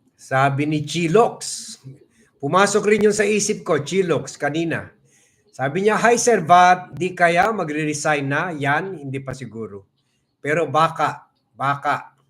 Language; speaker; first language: Filipino; non-native, local second language; Cebuano